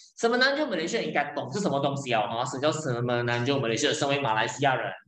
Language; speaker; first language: Chinese; native; Chinese